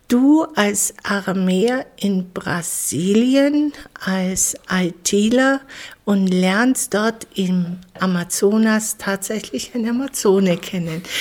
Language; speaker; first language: German; native; German